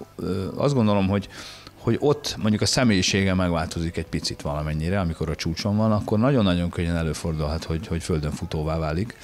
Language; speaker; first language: Hungarian; native; Hungarian